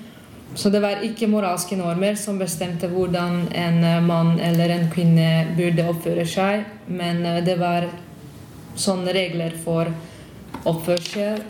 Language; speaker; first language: Norwegian; non-native, fluent; Hungarian